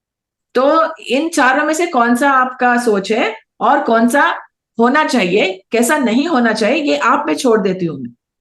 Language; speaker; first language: Hindi; non-native, local second language; Telugu